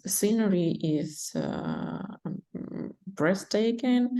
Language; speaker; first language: English; non-native, learner; Russian